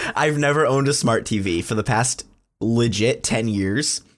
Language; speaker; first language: English; native; English